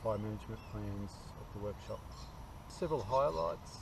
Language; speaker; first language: English; native; English